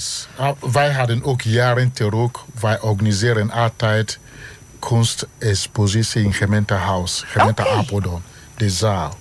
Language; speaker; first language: Dutch; non-native, learner; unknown